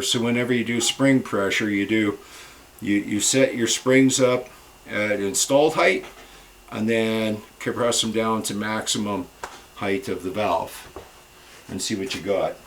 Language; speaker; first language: English; native; English